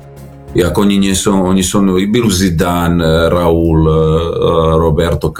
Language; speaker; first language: Polish; non-native, learner; Serbian